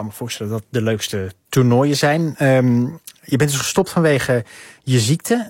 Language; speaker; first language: Dutch; native; Dutch